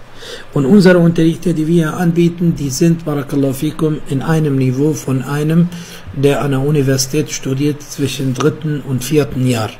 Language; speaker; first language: German; non-native, fluent; Arabic